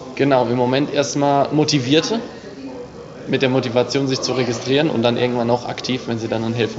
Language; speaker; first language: German; native; German